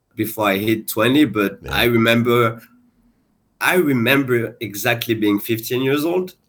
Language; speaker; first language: English; non-native, fluent; French